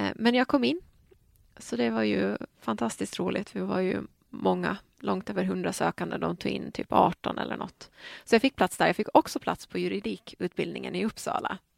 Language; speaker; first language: Swedish; native; Swedish